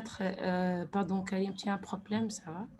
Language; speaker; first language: French; non-native, fluent; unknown